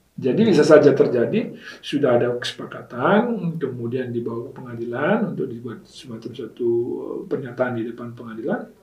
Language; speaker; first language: Indonesian; native; Indonesian